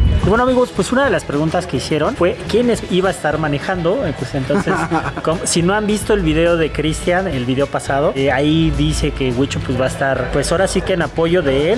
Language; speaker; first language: Spanish; native; Spanish